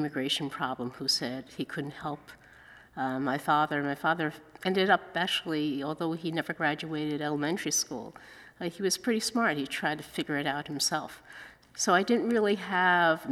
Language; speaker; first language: English; early bilingual, other home language; Cantonese